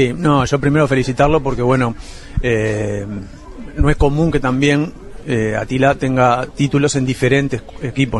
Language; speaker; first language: Spanish; native; Spanish